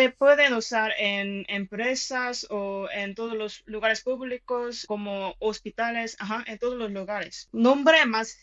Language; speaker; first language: Spanish; non-native, fluent; Korean